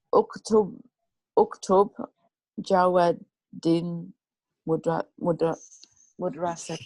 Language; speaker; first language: Arabic; non-native, learner; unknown